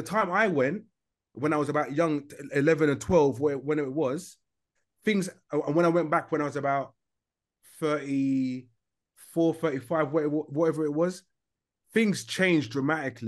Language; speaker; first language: English; native; English